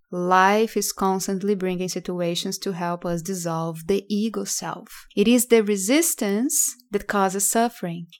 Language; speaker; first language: English; non-native, fluent; Portuguese